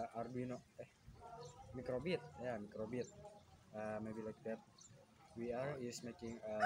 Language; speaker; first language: English; non-native, learner; Indonesian